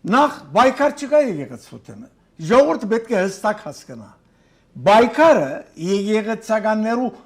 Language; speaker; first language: Armenian; early bilingual, heritage; Armenian